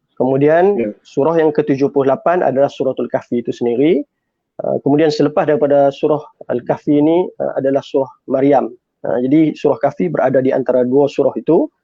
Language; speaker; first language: Malay; native; Malay